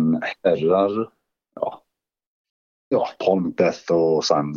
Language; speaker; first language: Swedish; non-native, fluent; English